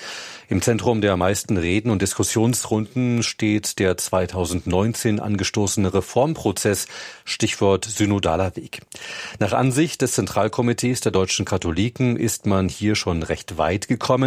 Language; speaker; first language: German; native; German